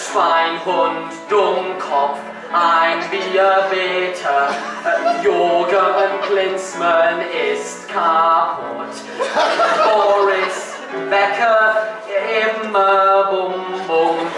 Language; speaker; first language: German; non-native, learner; English